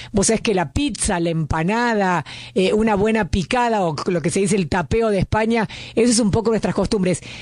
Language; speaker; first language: Spanish; native; Spanish